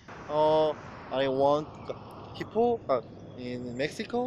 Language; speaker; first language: English; non-native, learner; Korean